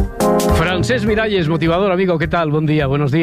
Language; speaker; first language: Spanish; native; Spanish